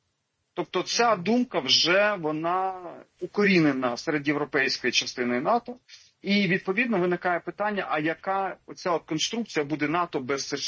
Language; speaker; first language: Ukrainian; native; Ukrainian